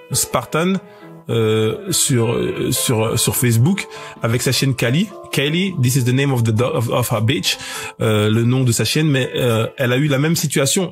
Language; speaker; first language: French; native; French